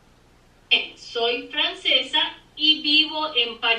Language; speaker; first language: Spanish; non-native, fluent; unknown